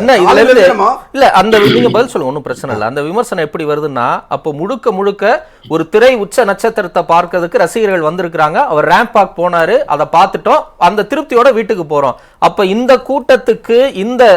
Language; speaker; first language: Tamil; native; Tamil